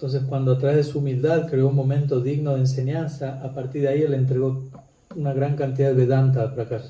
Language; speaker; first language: Spanish; native; Spanish